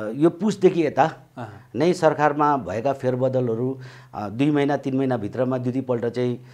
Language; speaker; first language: Nepali; native; Nepali